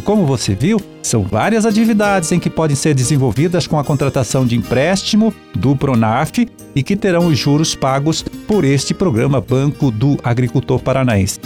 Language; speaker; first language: Portuguese; native; Portuguese